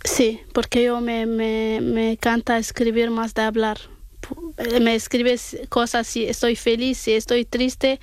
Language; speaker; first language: Spanish; non-native, learner; Arabic